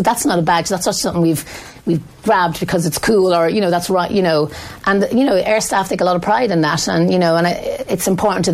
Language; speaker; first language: English; native; English